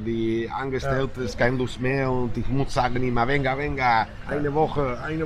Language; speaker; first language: German; non-native, learner; Spanish